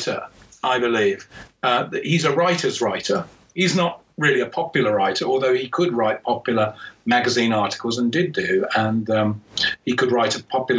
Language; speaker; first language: English; native; English